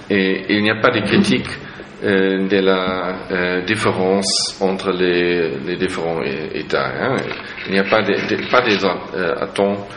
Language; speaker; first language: French; non-native, fluent; German